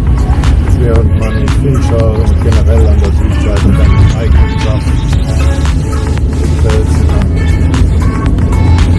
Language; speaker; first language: German; native; German